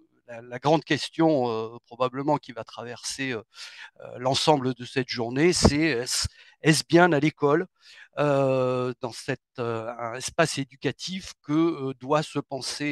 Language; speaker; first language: French; native; French